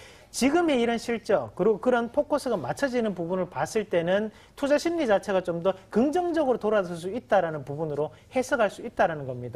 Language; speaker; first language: Korean; native; Korean